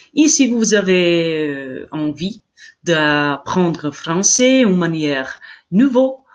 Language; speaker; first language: French; non-native, learner; Serbian